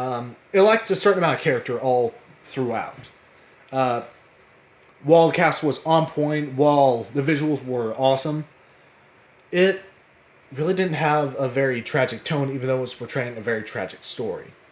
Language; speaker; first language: English; native; English